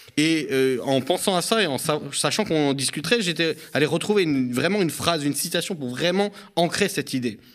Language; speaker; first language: French; native; French